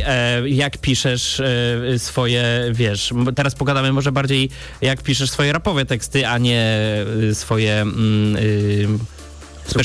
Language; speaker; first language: Polish; native; Polish